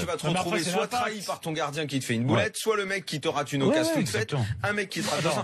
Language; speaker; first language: French; native; French